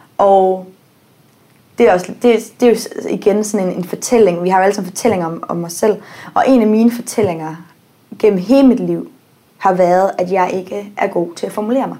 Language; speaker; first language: Danish; early bilingual, heritage; English